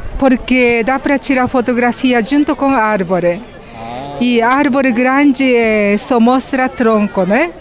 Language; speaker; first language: Portuguese; non-native, fluent; Japanese